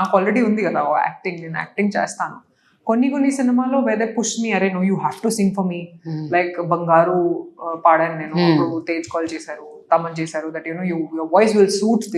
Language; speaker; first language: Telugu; non-native, local second language; Hindi